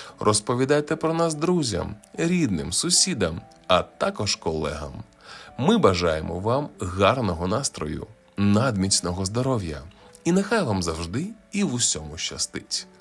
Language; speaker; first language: Ukrainian; native; Ukrainian